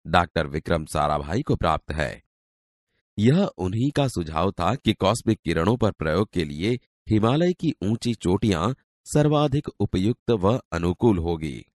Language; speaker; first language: Hindi; non-native, local second language; Gujarati